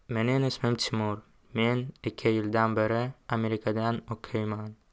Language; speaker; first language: English; non-native, fluent; Uzbek